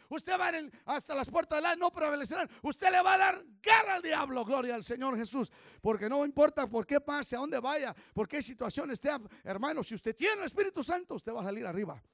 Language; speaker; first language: Spanish; early bilingual, heritage; Spanish